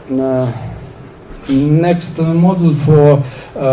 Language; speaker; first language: English; non-native, learner; Ukrainian